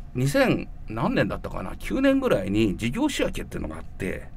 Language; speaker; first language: Japanese; native; Japanese